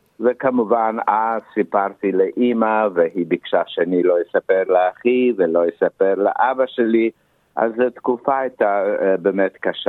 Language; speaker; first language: Hebrew; non-native, fluent; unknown